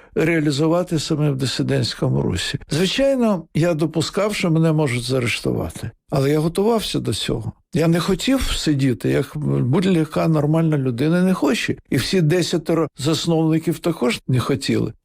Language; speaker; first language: Ukrainian; non-native, local second language; Russian